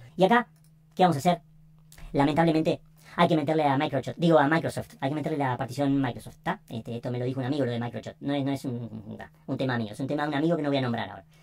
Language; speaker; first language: Spanish; native; Spanish